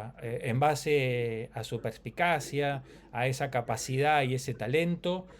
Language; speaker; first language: Spanish; native; Spanish